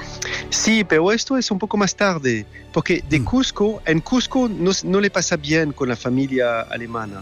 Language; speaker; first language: Spanish; non-native, learner; French